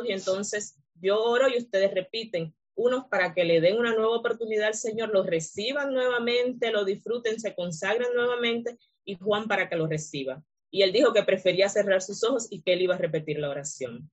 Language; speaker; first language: Spanish; native; Spanish